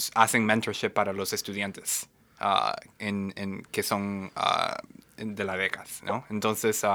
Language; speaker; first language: Spanish; native; Spanish